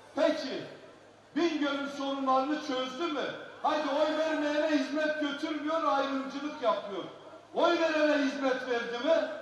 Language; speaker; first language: Turkish; non-native, local second language; Kurdish